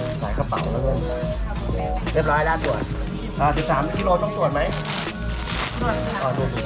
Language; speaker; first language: Thai; native; Thai